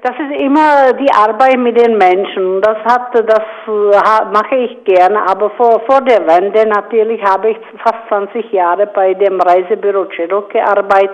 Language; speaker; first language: German; non-native, fluent; Czech